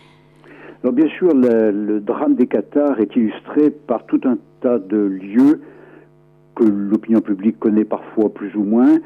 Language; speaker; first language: French; native; French